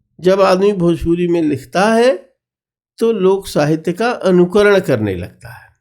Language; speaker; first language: Hindi; non-native, local second language; Bhojpuri